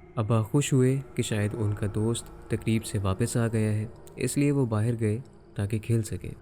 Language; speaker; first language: Urdu; native; Urdu